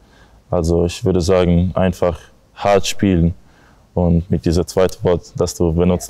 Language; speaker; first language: German; non-native, learner; English